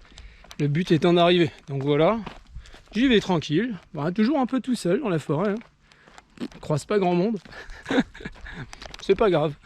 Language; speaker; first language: French; native; French